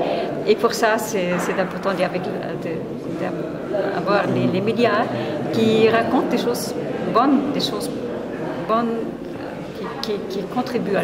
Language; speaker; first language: French; non-native, fluent; Spanish